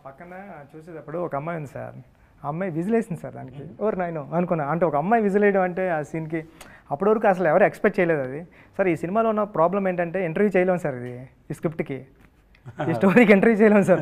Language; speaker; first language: Telugu; native; Telugu